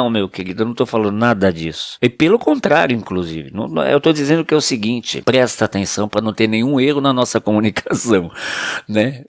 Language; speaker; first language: Portuguese; native; Portuguese